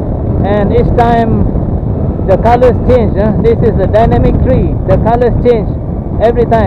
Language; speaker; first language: English; non-native, local second language; Malay